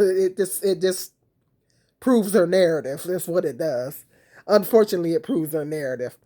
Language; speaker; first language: English; native; English